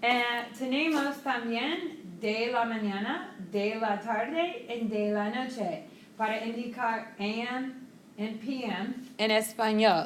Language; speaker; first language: Spanish; non-native, fluent; English